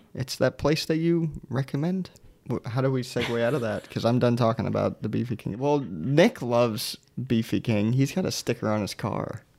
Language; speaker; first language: English; native; English